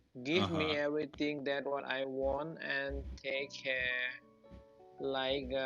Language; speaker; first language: English; non-native, learner; Thai